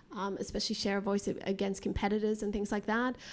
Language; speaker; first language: English; native; English